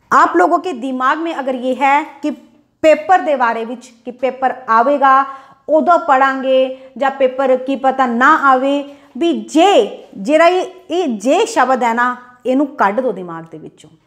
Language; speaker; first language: Hindi; non-native, local second language; Punjabi